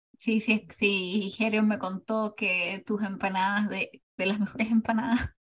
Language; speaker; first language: Spanish; native; Spanish